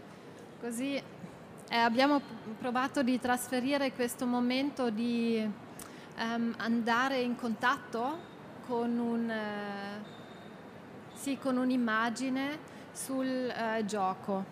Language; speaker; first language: Italian; non-native, fluent; German